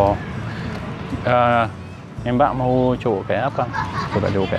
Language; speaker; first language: Indonesian; non-native, learner; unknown